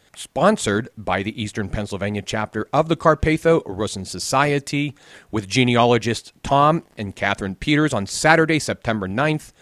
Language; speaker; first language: English; native; English